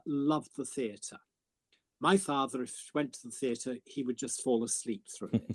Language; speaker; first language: English; native; English